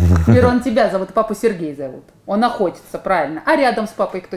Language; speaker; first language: Russian; native; Russian